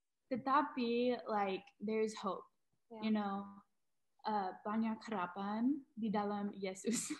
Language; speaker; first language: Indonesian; non-native, learner; English